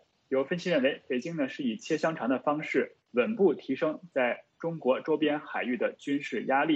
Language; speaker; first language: Chinese; native; Chinese